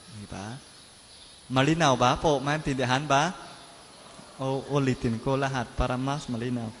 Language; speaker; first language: Filipino; non-native, learner; Vietnamese